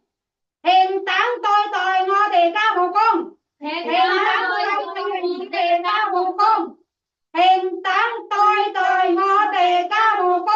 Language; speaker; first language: Cantonese; non-native, fluent; Thai